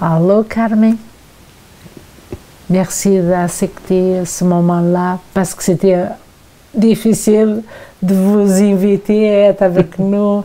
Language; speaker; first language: French; non-native, learner; Portuguese